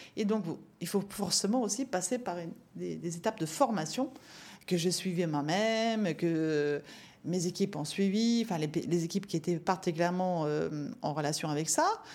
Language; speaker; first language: French; non-native, fluent; Norwegian